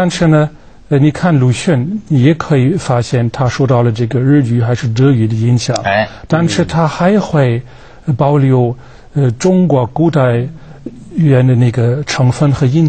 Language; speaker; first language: Chinese; non-native, fluent; German